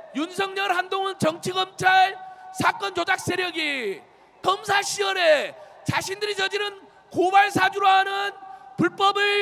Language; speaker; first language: Korean; native; Korean